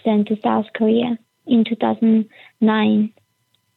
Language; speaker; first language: English; early bilingual, other home language; Korean